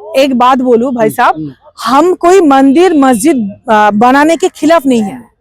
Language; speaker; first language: Hindi; non-native, local second language; Bangla